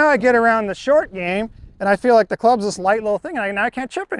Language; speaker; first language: English; native; English